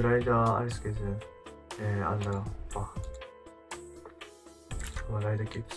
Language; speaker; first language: German; non-native, learner; Japanese